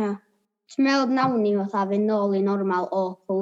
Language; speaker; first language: Welsh; native; Welsh